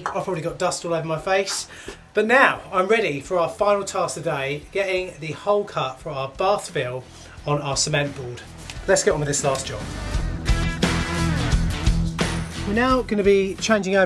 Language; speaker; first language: English; native; English